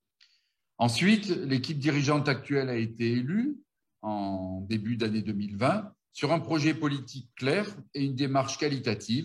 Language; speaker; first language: French; native; French